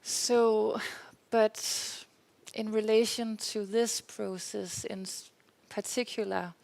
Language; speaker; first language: English; non-native, fluent; Danish